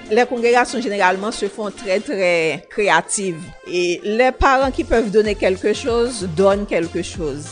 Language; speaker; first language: French; non-native, local second language; Haitian Creole